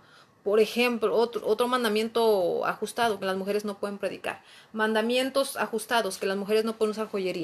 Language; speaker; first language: Spanish; native; Spanish